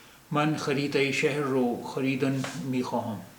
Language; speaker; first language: Persian; non-native, fluent; Urdu